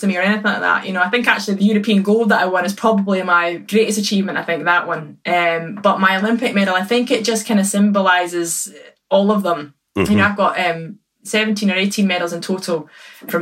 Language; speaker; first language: English; native; English